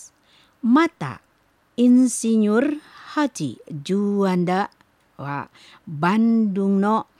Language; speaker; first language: Japanese; non-native, learner; Indonesian